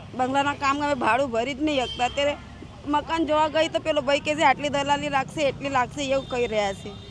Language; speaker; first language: Gujarati; native; Gujarati